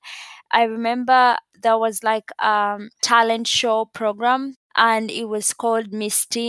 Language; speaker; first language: English; non-native, local second language; Ganda